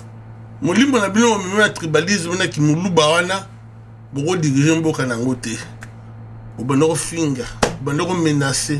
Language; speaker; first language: French; non-native, local second language; Lingala